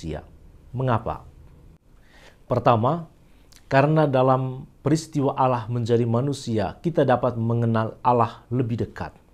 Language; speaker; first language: Indonesian; native; Indonesian